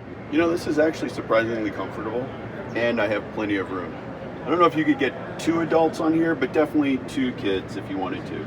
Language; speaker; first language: English; native; English